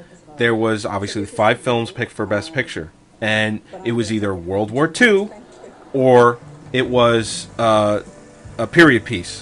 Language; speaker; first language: English; native; English